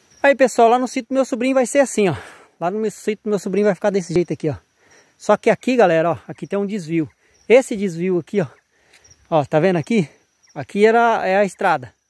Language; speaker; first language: Portuguese; native; Portuguese